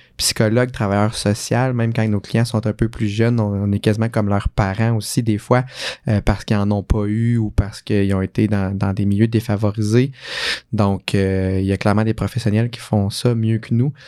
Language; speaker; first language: French; native; French